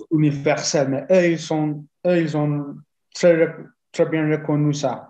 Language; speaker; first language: French; non-native, fluent; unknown